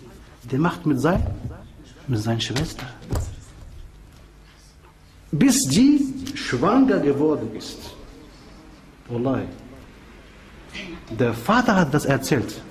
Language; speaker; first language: German; non-native, fluent; Arabic